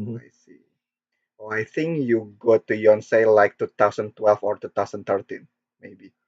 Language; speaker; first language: English; non-native, learner; Korean